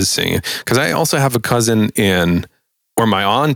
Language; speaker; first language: English; non-native, fluent; German